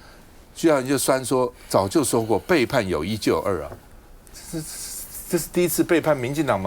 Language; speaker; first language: Chinese; native; Chinese